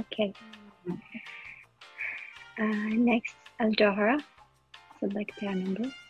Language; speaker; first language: English; non-native, learner; Arabic